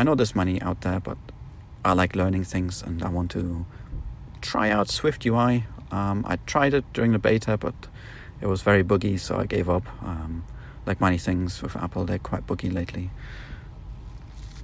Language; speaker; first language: English; non-native, fluent; German